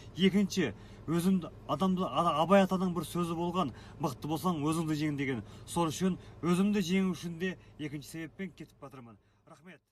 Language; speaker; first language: Kazakh; native; Kazakh